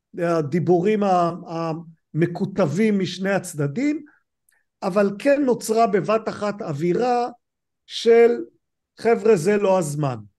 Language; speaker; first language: Hebrew; native; Hebrew